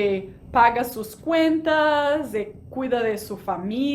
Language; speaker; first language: Spanish; non-native, fluent; Portuguese